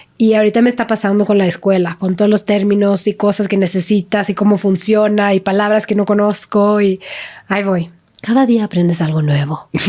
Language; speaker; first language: Spanish; non-native, fluent; Swedish